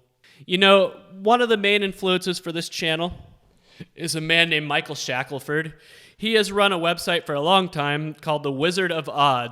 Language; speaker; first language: English; native; English